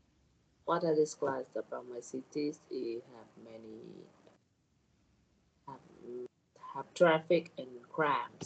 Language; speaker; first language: English; non-native, learner; Thai